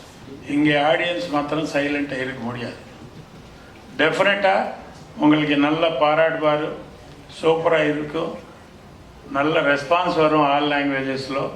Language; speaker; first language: Tamil; non-native, fluent; Telugu